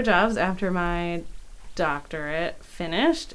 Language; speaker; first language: English; native; English